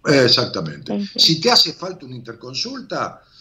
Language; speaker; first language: Spanish; native; Spanish